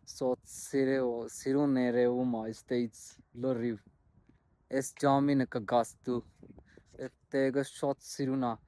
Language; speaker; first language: Armenian; non-native, learner; Hindi